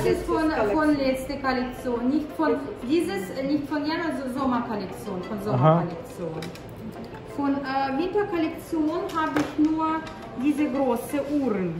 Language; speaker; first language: German; non-native, fluent; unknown